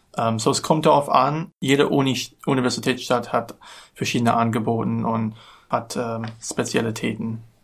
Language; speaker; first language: German; non-native, learner; English